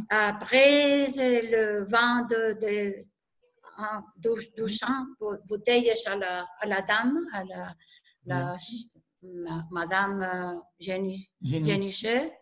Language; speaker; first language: French; non-native, learner; Spanish